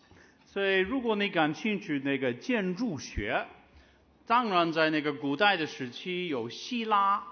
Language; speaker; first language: Chinese; non-native, fluent; English